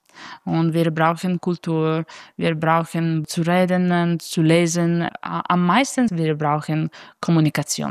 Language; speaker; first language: German; non-native, fluent; Italian